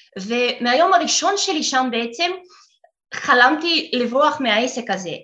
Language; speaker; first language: Hebrew; non-native, fluent; Russian